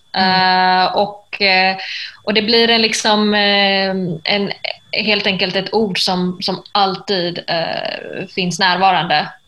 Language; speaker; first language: Swedish; early bilingual, other home language; Persian